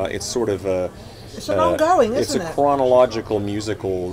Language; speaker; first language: English; native; English